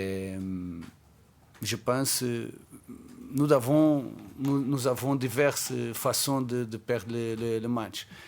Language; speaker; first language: French; non-native, fluent; Portuguese